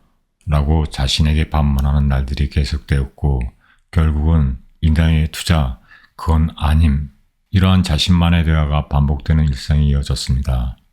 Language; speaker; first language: Korean; native; Korean